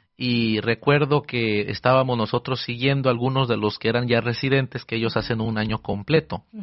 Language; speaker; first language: Spanish; early bilingual, heritage; Spanish